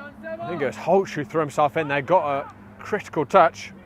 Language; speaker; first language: English; native; English